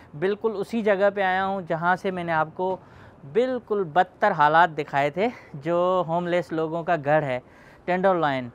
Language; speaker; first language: Urdu; non-native, local second language; Sindhi